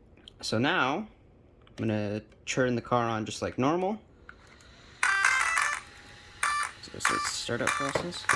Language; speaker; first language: English; native; English